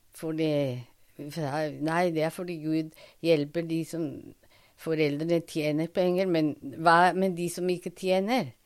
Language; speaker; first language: Norwegian; non-native, fluent; Spanish